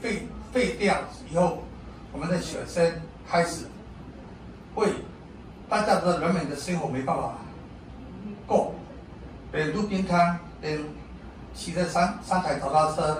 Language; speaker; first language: Chinese; non-native, learner; Burmese